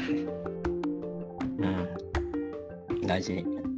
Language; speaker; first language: Japanese; non-native, learner; Malay